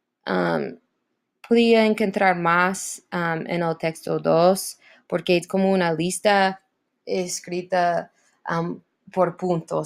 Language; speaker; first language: Spanish; non-native, learner; English